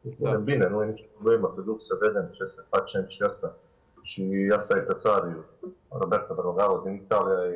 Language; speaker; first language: Romanian; non-native, learner; Bosnian